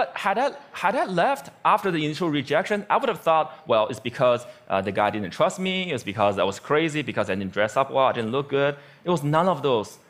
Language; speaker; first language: English; non-native, fluent; Chinese